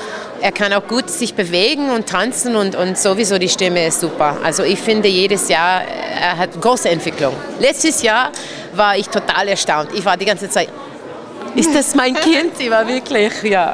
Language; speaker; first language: German; non-native, fluent; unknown